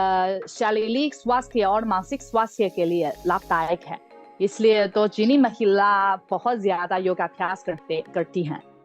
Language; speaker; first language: Hindi; non-native, fluent; Chinese